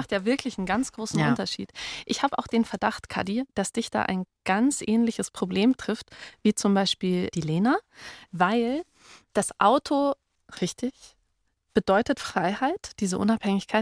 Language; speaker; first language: German; native; German